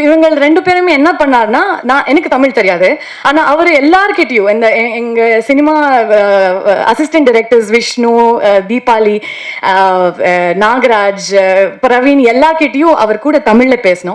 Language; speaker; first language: Tamil; non-native, learner; Kannada